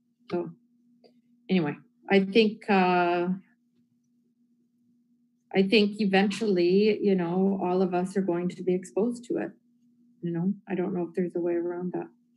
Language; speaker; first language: English; native; English